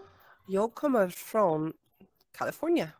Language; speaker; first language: Swedish; non-native, learner; English